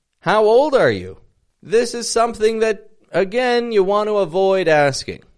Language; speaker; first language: English; native; English